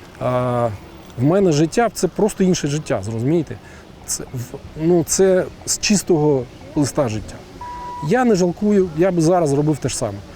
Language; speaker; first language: Ukrainian; native; Ukrainian